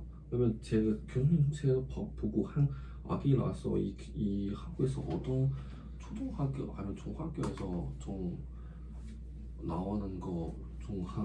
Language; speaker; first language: Korean; non-native, learner; Chinese